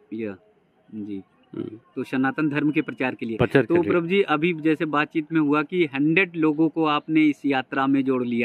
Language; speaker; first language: Hindi; native; Hindi